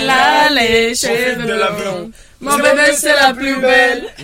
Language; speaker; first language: French; non-native, learner; Greek